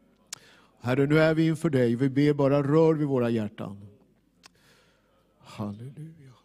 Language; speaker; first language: Swedish; native; Swedish